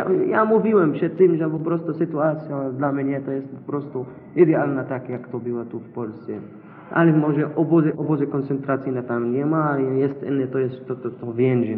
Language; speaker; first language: Polish; non-native, learner; Arabic